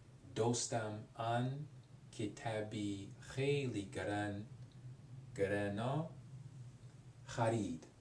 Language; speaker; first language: Persian; non-native, learner; English